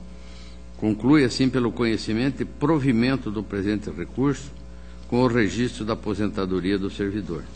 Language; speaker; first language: Portuguese; native; Portuguese